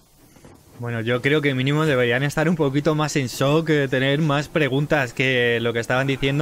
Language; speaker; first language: Spanish; native; Spanish